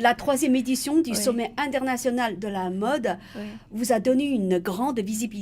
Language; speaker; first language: French; native; French